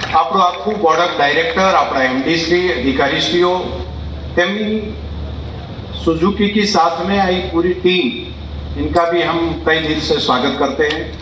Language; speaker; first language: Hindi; non-native, local second language; Gujarati